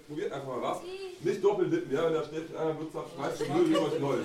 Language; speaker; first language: German; native; German